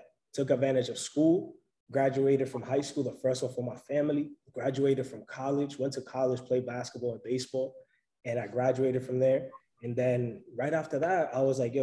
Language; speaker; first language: English; native; English